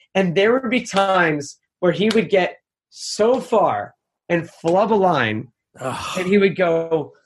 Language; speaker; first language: English; native; English